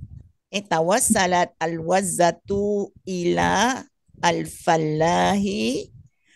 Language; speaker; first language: Arabic; non-native, learner; Malay